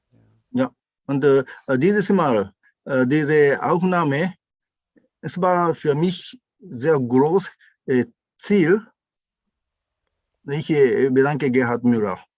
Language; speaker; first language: German; non-native, learner; Japanese